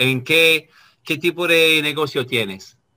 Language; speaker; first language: Spanish; non-native, learner; English